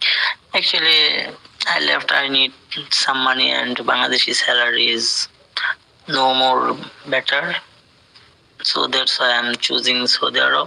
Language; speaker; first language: English; non-native, learner; Bangla